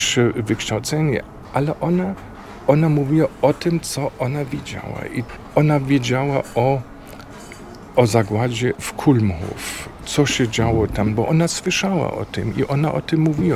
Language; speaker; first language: Polish; non-native, fluent; German